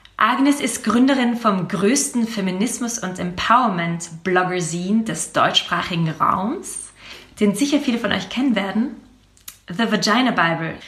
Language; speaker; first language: German; native; German